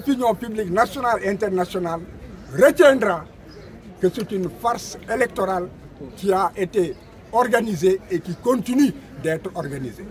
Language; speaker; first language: French; non-native, local second language; Wolof